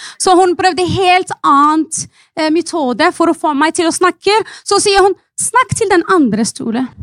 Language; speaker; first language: Norwegian; non-native, fluent; Arabic